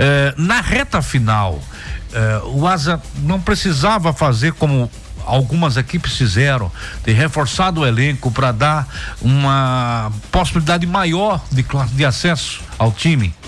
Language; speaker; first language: Portuguese; native; Portuguese